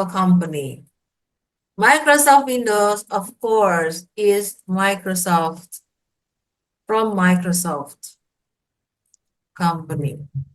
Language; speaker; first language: English; non-native, fluent; Indonesian